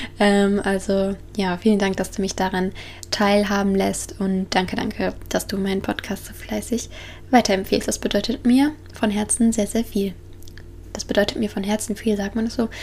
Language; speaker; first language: German; native; German